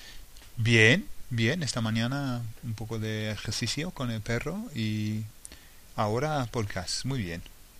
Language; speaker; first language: Spanish; non-native, fluent; English